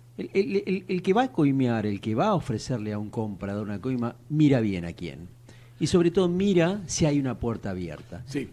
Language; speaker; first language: Spanish; native; Spanish